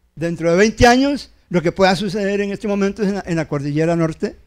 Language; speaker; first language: Spanish; native; Spanish